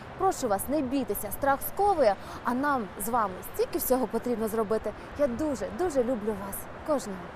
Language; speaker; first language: Ukrainian; native; Ukrainian